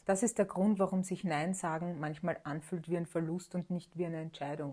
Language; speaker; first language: German; native; German